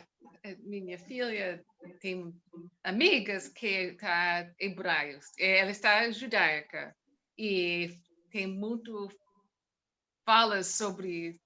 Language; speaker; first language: Portuguese; non-native, learner; English